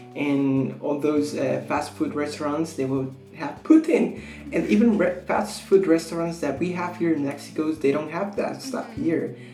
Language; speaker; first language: English; non-native, fluent; Spanish